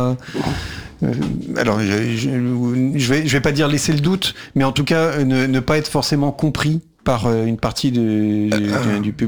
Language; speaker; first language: French; native; French